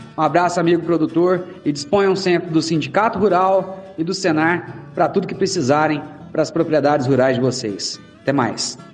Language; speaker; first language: Portuguese; native; Portuguese